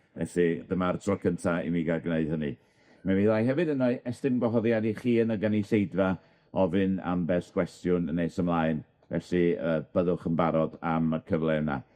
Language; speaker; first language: Welsh; native; Welsh